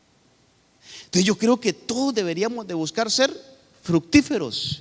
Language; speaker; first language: Spanish; native; Spanish